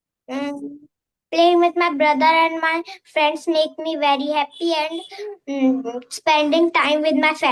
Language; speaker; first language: English; non-native, fluent; Hindi